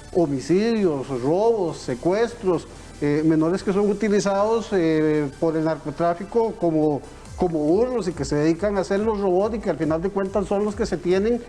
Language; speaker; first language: Spanish; native; Spanish